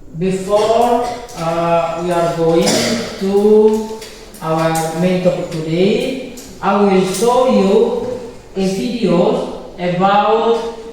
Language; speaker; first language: English; non-native, learner; Indonesian